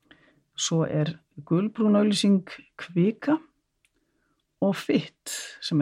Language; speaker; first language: Icelandic; native; Icelandic